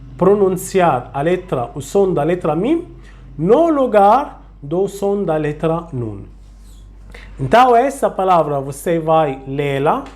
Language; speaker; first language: Portuguese; non-native, fluent; Arabic